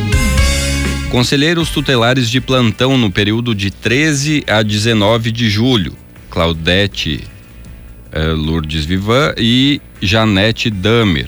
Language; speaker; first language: Portuguese; native; Portuguese